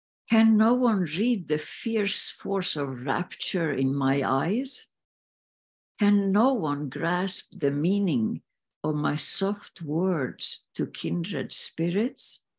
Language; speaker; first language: English; non-native, fluent; Swedish